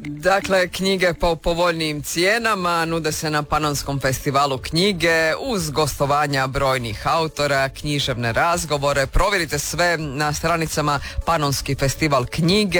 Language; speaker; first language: Serbian; native; Serbian